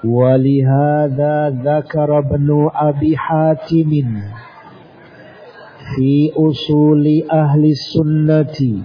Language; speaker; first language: Arabic; non-native, fluent; Indonesian